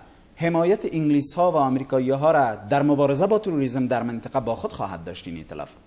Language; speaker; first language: Persian; native; Persian